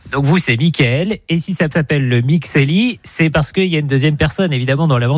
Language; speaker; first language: French; native; French